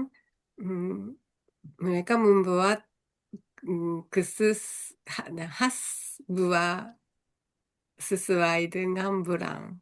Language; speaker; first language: Indonesian; non-native, learner; Japanese